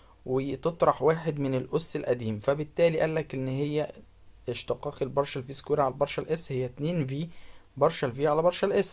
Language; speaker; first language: Arabic; native; Arabic